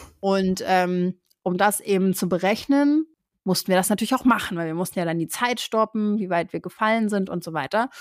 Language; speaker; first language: German; native; German